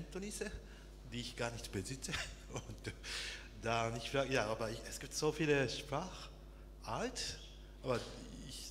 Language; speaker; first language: German; non-native, learner; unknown